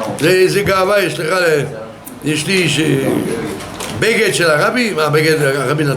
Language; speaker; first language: Hebrew; non-native, fluent; French